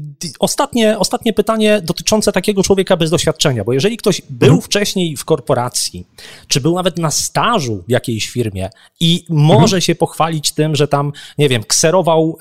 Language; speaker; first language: Polish; native; Polish